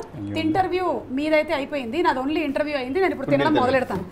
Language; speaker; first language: Telugu; native; Telugu